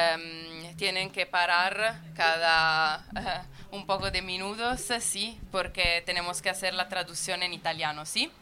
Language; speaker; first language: Spanish; non-native, fluent; Italian